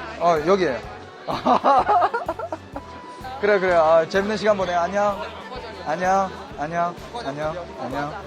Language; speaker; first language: Korean; non-native, fluent; Chinese